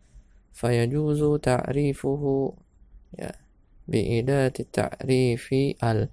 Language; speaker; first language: Arabic; non-native, fluent; Indonesian